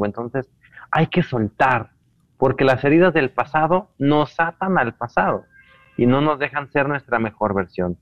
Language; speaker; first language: Spanish; native; Spanish